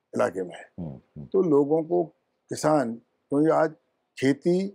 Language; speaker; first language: Hindi; native; Hindi